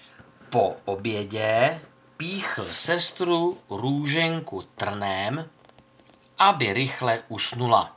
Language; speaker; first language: Czech; native; Czech